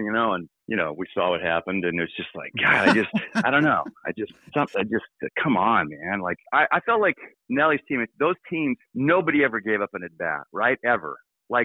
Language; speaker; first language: English; native; English